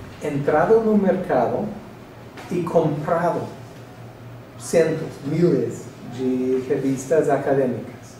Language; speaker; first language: Portuguese; non-native, learner; English